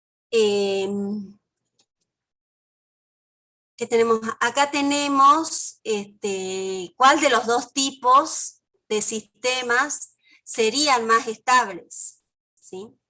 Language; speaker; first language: Spanish; native; Spanish